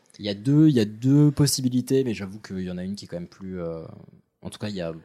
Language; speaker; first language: French; early bilingual, other home language; Arabic